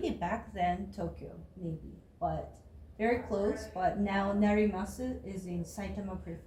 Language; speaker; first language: English; non-native, fluent; Japanese